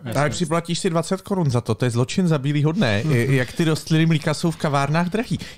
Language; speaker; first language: Czech; native; Czech